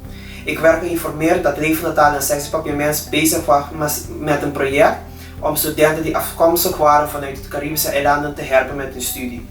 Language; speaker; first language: Dutch; non-native, local second language; Papiamento